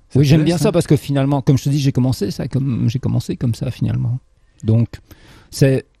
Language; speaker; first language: French; native; French